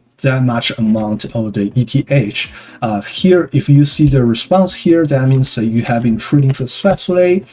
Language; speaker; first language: English; non-native, fluent; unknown